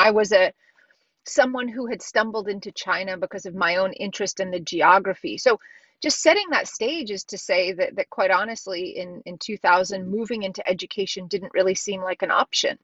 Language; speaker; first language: English; native; English